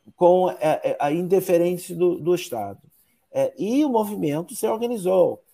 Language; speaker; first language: Portuguese; non-native, fluent; English